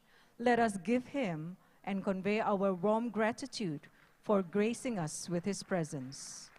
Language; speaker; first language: English; non-native, fluent; Indonesian